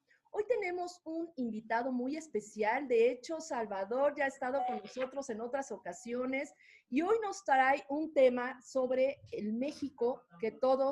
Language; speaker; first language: Spanish; native; Spanish